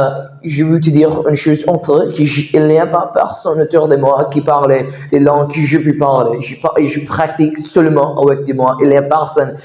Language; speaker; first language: French; non-native, learner; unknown